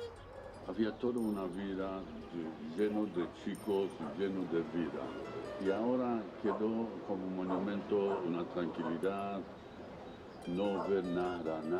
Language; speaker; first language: Spanish; non-native, learner; Yiddish